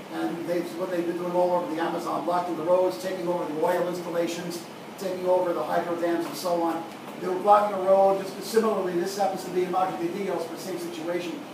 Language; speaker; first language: English; native; English